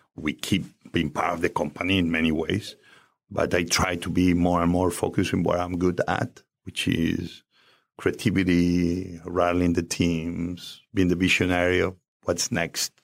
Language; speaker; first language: English; non-native, fluent; Spanish